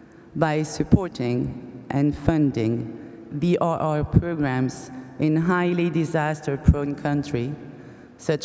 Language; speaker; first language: English; non-native, fluent; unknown